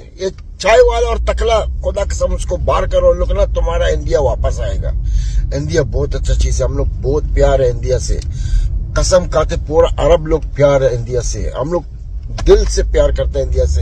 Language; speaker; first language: Hindi; non-native, learner; Arabic